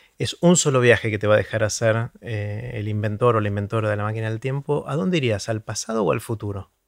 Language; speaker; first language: Spanish; native; Spanish